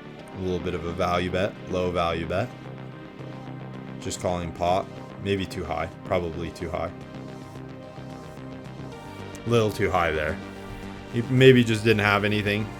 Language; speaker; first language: English; native; English